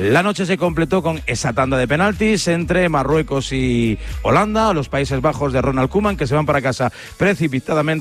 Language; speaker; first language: Spanish; native; Spanish